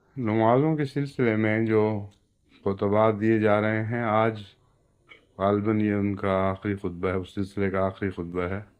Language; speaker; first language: Urdu; native; Urdu